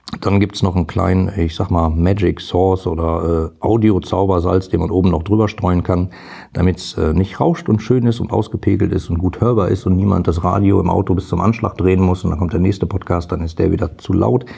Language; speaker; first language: German; native; German